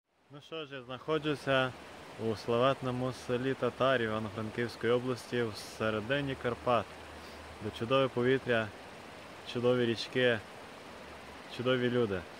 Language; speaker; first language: Ukrainian; native; Ukrainian